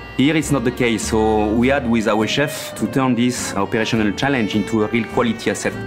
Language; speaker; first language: English; non-native, fluent; French